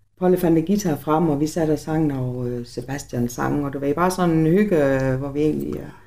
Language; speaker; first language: Danish; native; Danish